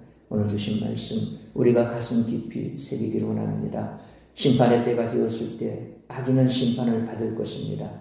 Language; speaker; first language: Korean; native; Korean